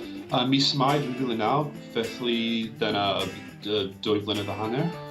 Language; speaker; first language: Welsh; non-native, fluent; English